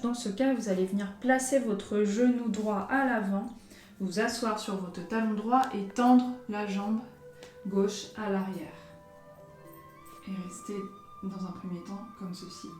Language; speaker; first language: French; native; French